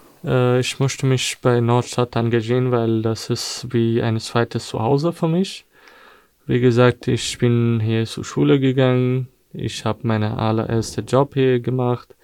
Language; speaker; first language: German; non-native, fluent; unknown